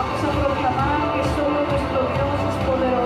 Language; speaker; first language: Spanish; native; Spanish